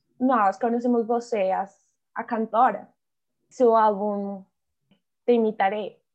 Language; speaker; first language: Portuguese; non-native, learner; Spanish